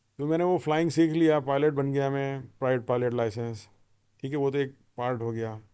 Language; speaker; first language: Hindi; native; Hindi